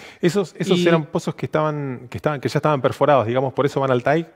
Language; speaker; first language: Spanish; native; Spanish